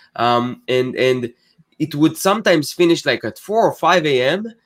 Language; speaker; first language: English; non-native, fluent; Hebrew